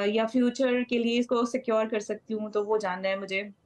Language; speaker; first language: Hindi; native; Hindi